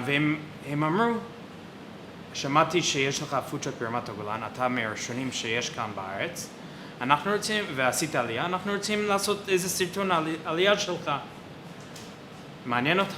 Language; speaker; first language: Hebrew; non-native, fluent; English